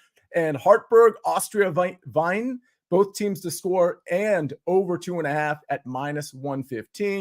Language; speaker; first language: English; native; English